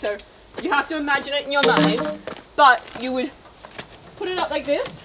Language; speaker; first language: English; native; English